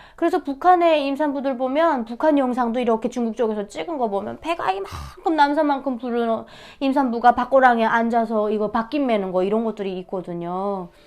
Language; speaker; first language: Korean; native; Korean